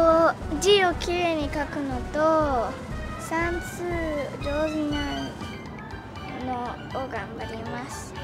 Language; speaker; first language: Japanese; early bilingual, heritage; Japanese